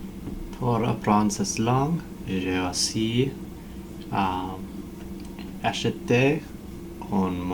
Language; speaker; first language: French; non-native, learner; English